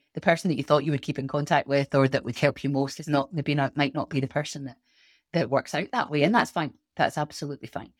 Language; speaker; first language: English; native; English